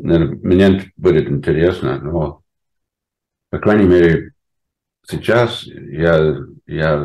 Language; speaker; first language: Russian; non-native, fluent; English